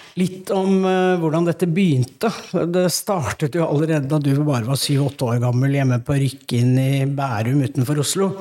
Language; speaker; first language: Norwegian; native; Norwegian